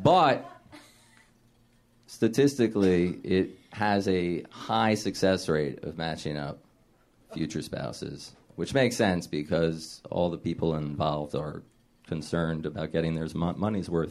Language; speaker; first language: English; native; English